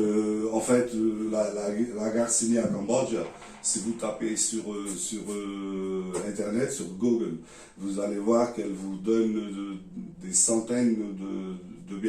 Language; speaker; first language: French; non-native, learner; Portuguese